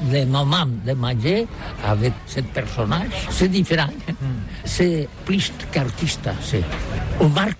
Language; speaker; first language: French; non-native, learner; Catalan